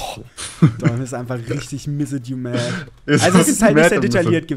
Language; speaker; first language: German; native; German